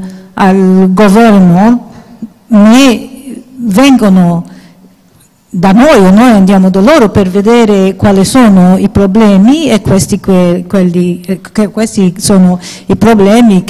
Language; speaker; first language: Italian; non-native, fluent; Maltese